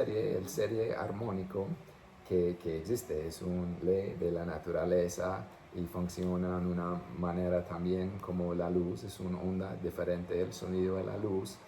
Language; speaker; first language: Spanish; non-native, fluent; English